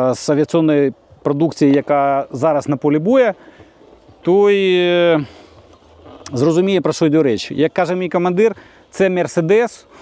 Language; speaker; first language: Ukrainian; native; Ukrainian